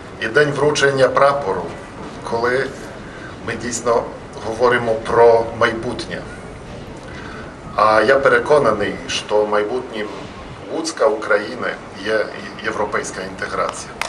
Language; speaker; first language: Ukrainian; non-native, fluent; Polish